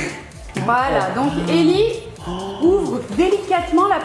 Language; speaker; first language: French; native; French